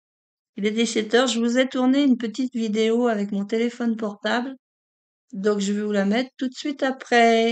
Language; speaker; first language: French; native; French